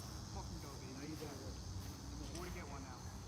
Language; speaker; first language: English; native; English